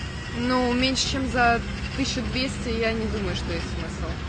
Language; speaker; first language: Russian; native; Russian